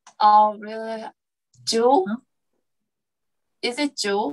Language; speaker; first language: English; non-native, learner; Korean